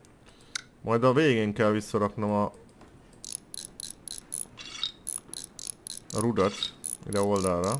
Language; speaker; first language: Hungarian; native; Hungarian